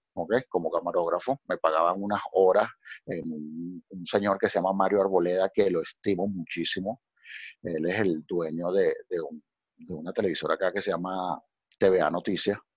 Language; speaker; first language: Spanish; native; Spanish